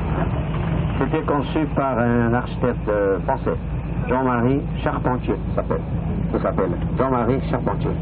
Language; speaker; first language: French; non-native, fluent; Chinese